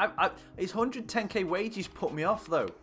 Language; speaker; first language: English; native; English